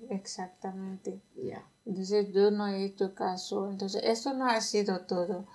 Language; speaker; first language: Spanish; non-native, fluent; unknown